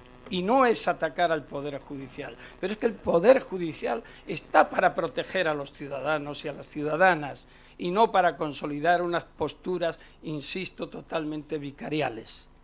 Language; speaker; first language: Spanish; native; Spanish